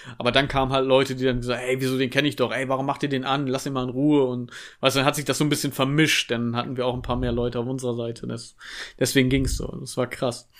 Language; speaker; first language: German; native; German